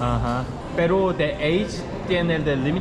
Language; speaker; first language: Spanish; non-native, learner; Korean